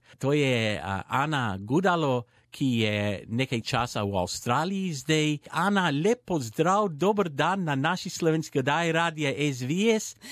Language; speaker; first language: Slovenian; early bilingual, heritage; Slovenian